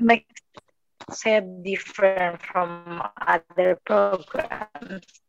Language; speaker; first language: English; non-native, learner; Indonesian